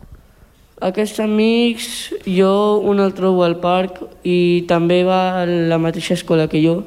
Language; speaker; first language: Catalan; early bilingual, other home language; Urdu